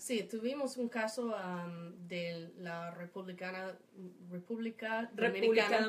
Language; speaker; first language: Spanish; non-native, fluent; English